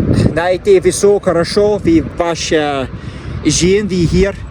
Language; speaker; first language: Russian; non-native, learner; English